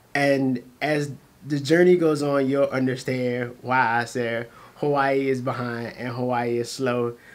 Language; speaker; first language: English; native; English